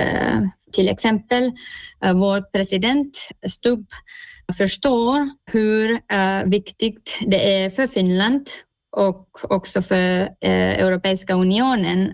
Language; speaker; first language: Swedish; non-native, local second language; Finnish